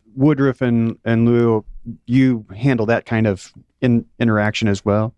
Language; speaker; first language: English; native; English